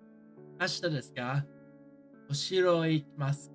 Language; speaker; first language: Japanese; non-native, learner; English